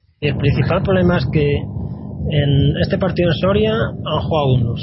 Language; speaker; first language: Spanish; native; Spanish